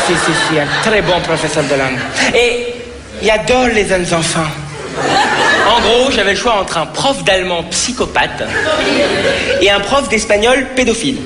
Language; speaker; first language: French; native; French